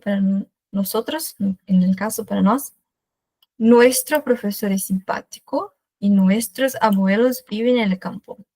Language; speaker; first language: Spanish; non-native, fluent; Portuguese